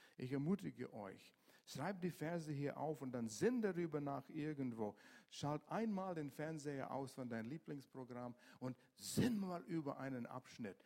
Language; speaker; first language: German; non-native, fluent; English